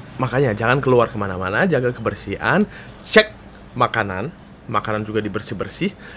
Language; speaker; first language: Indonesian; non-native, fluent; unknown